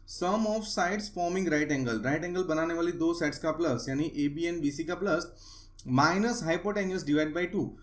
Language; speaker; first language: Hindi; non-native, local second language; Gujarati